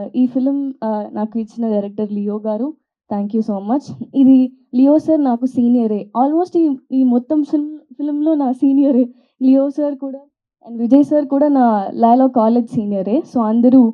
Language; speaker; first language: Telugu; non-native, learner; Tamil